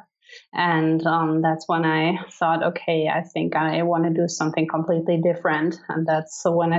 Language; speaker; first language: English; non-native, fluent; German